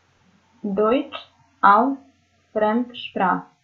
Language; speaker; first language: German; non-native, fluent; Serbian